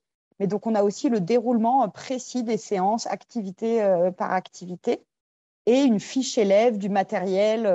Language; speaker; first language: French; native; French